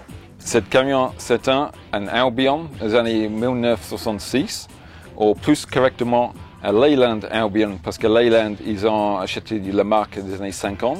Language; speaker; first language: French; non-native, fluent; English